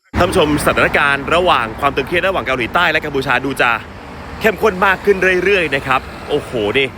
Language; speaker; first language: Thai; native; Thai